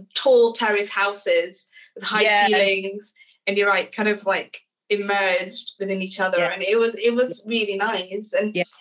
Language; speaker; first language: English; native; English